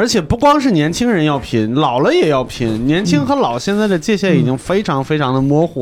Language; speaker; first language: Chinese; native; Chinese